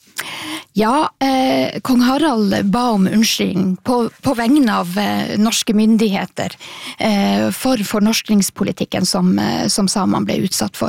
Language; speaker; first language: Norwegian; non-native, local second language; Northern Sami